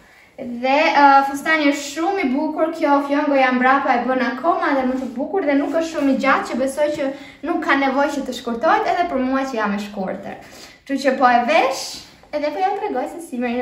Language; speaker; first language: Albanian; early bilingual, heritage; Albanian